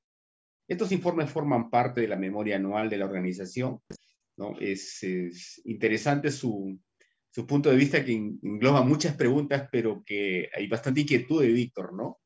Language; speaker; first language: Spanish; native; Spanish